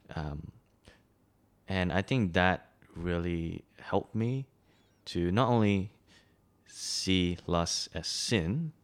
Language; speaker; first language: English; non-native, local second language; Chinese